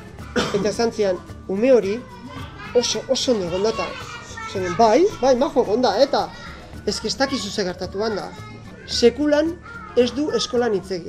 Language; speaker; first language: Basque; native; Basque